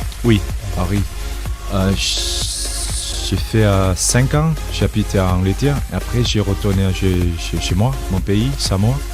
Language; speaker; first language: French; non-native, learner; Samoan